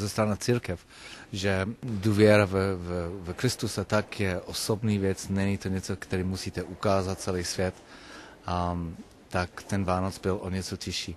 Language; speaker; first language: Czech; non-native, learner; English